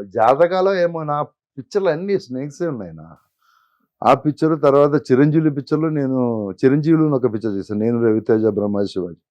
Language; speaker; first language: Telugu; non-native, learner; Malayalam